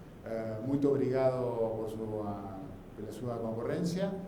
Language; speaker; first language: Portuguese; non-native, learner; Spanish